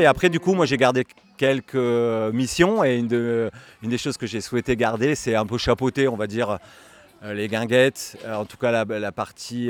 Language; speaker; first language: French; native; French